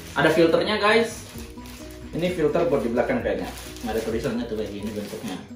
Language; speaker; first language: Indonesian; native; Indonesian